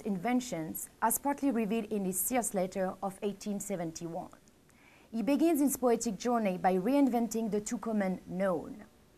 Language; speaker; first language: English; non-native, fluent; French